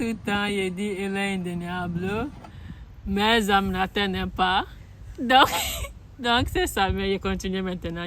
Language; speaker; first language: French; non-native, learner; Akan